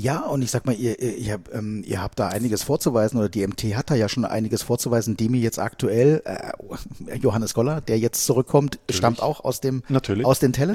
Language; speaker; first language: German; native; German